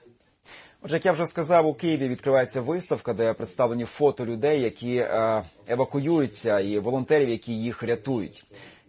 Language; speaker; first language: Ukrainian; native; Ukrainian